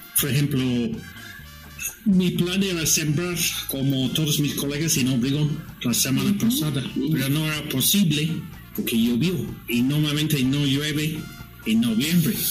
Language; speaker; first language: Spanish; non-native, fluent; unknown